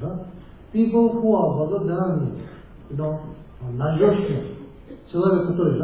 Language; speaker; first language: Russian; non-native, learner; Tibetan